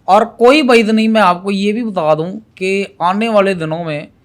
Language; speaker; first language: Urdu; non-native, local second language; Punjabi